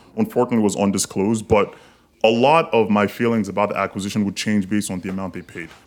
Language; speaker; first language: English; non-native, local second language; Yoruba